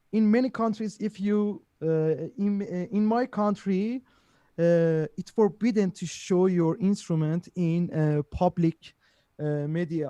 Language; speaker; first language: English; non-native, learner; Persian